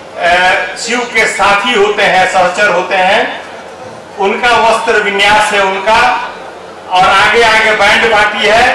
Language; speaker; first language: Hindi; native; Hindi